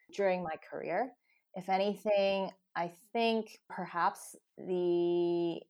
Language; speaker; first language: English; non-native, local second language; Cantonese